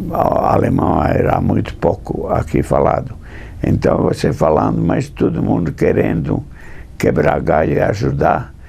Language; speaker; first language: Portuguese; non-native, fluent; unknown